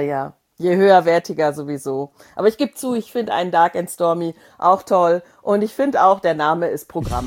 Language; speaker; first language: German; native; German